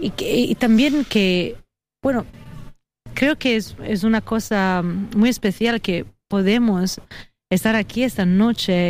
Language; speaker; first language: Spanish; non-native, fluent; Italian